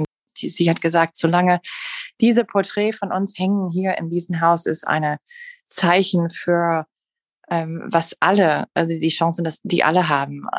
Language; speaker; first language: German; non-native, learner; English